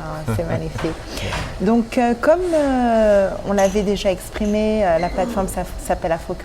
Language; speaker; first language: French; native; French